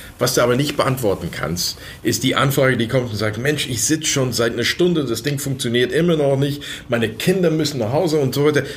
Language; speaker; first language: German; early bilingual, other home language; English